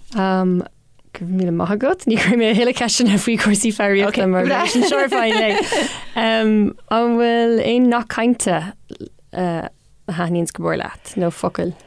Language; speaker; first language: Irish; non-native, local second language; English